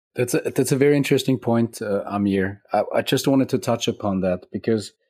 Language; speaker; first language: English; non-native, fluent; German